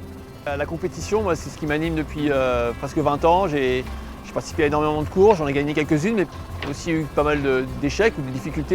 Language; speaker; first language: French; native; French